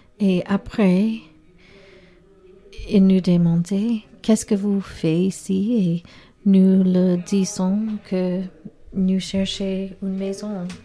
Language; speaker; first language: French; non-native, learner; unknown